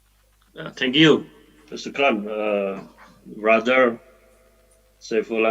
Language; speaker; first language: English; non-native, fluent; Indonesian